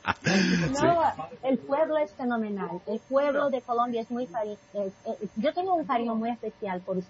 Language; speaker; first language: Spanish; non-native, fluent; Portuguese